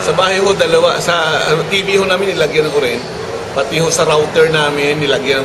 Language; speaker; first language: Filipino; native; Filipino